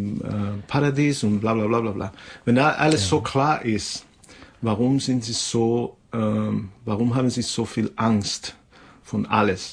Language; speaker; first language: German; non-native, fluent; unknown